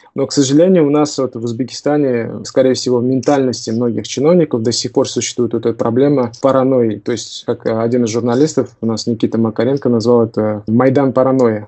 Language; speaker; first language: Russian; non-native, local second language; Tajik